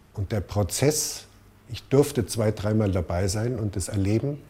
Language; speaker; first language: German; native; German